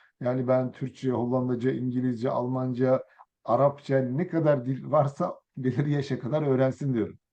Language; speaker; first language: Turkish; early bilingual, other home language; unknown